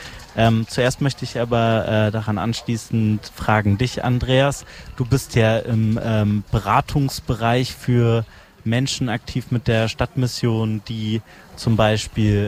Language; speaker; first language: German; native; German